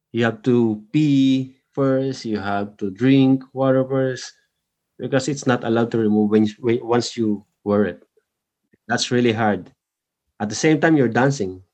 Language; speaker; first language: English; non-native, local second language; Filipino